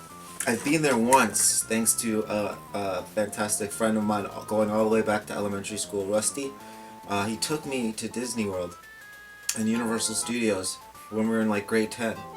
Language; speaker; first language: English; native; English